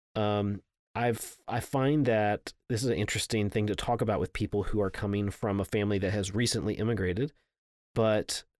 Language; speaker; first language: English; native; English